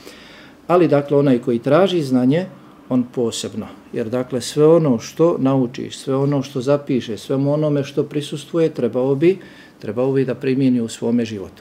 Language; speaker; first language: Serbian; native; Serbian